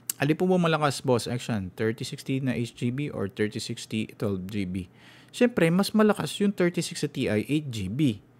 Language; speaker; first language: Filipino; non-native, local second language; Cebuano